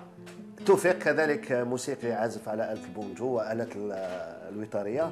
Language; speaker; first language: Arabic; native; Arabic